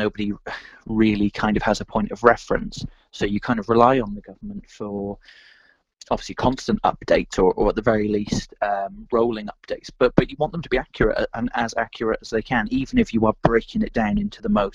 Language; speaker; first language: English; native; English